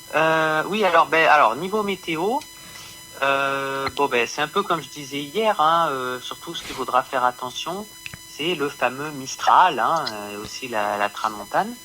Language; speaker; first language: French; native; French